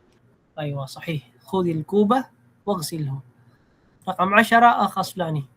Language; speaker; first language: Arabic; non-native, fluent; Filipino